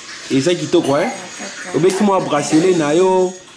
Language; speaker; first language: French; non-native, local second language; Lingala